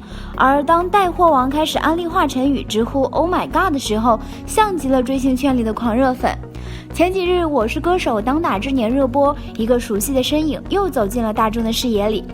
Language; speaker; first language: Chinese; native; Chinese